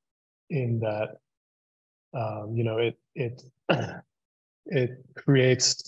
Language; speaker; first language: English; native; English